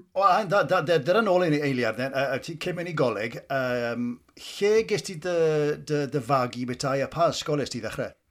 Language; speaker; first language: Welsh; native; Welsh